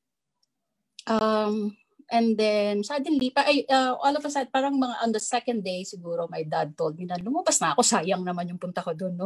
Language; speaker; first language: English; non-native, local second language; Filipino